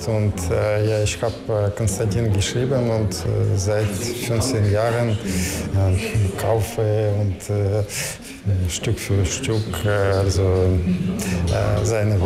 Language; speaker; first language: German; non-native, learner; Russian